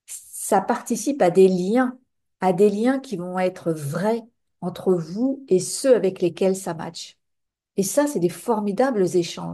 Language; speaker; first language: French; native; French